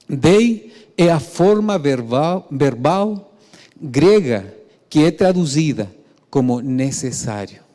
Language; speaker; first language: Portuguese; non-native, fluent; Spanish